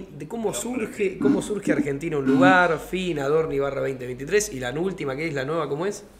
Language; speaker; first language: Spanish; native; Spanish